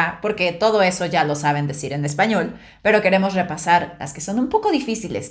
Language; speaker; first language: Spanish; native; Spanish